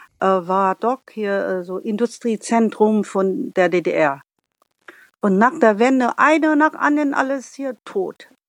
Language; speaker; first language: German; non-native, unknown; Vietnamese